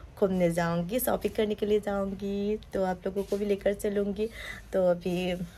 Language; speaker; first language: Hindi; non-native, local second language; Assamese